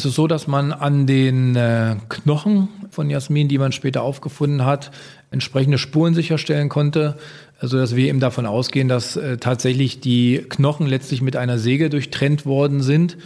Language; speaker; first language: German; native; German